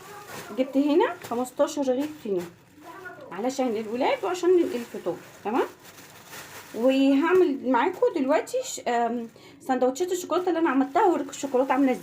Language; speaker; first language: Arabic; native; Arabic